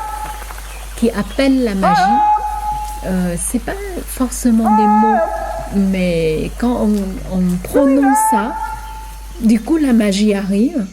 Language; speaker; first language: French; non-native, fluent; Vietnamese